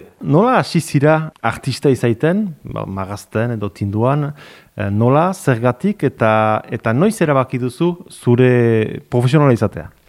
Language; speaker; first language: Basque; native; Basque